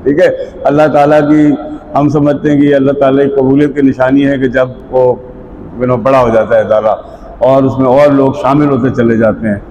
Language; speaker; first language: Urdu; native; Urdu